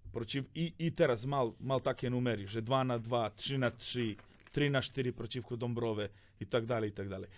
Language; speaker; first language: Polish; non-native, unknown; Serbian